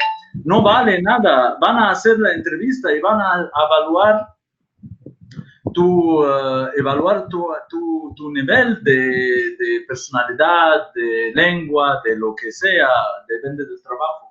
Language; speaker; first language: Spanish; non-native, fluent; Arabic